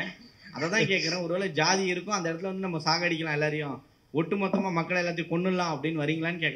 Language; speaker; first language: Tamil; native; Tamil